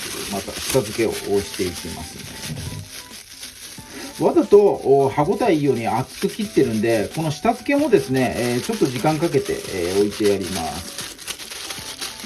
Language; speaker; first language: Japanese; native; Japanese